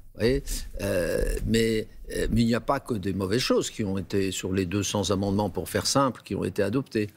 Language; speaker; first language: French; native; French